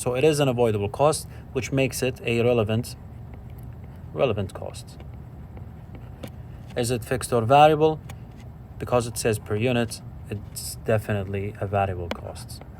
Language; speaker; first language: English; non-native, fluent; Arabic